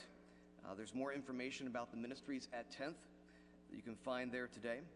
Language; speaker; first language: English; native; English